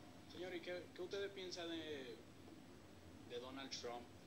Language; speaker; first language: Spanish; early bilingual, heritage; Spanish